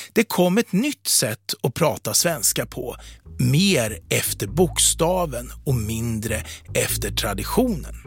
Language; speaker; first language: Swedish; native; Swedish